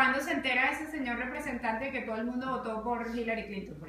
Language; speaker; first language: Spanish; native; Spanish